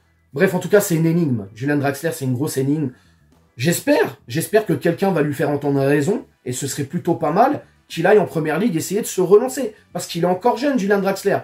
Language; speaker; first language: French; native; French